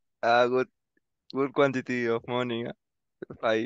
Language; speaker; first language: English; non-native, learner; Spanish